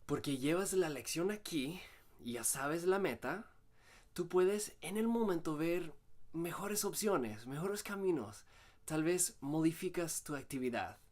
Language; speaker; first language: Spanish; non-native, fluent; English